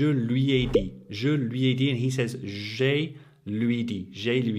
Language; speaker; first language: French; non-native, fluent; English